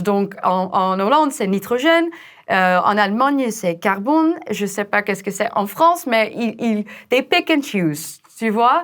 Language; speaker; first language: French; non-native, fluent; Dutch